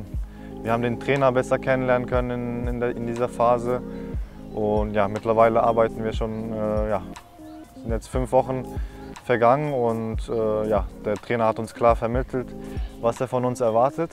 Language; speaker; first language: German; non-native, fluent; Japanese